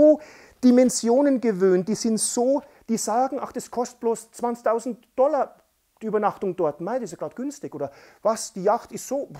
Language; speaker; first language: German; native; German